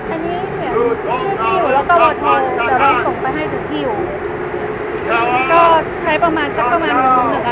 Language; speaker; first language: Thai; native; Thai